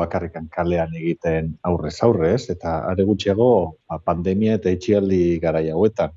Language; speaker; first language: Basque; native; Basque